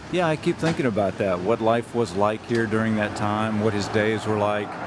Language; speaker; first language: English; native; English